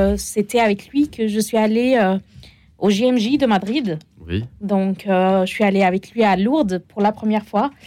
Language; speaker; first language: French; non-native, fluent; Arabic